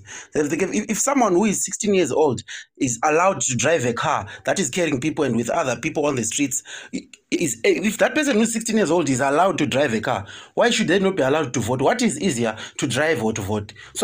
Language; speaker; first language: English; non-native, local second language; Shona